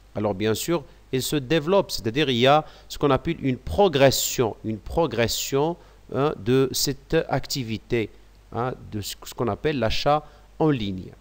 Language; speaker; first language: French; non-native, local second language; Arabic